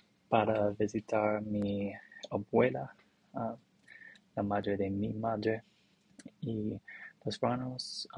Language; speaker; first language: Spanish; non-native, learner; English